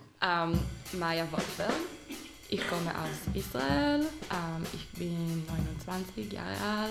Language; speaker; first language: German; non-native, learner; Hebrew